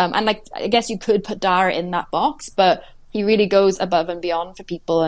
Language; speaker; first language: English; native; English